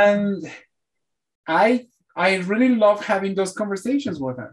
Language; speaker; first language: English; non-native, fluent; Spanish